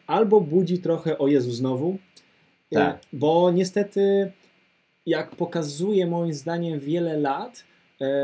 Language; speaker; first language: Polish; native; Polish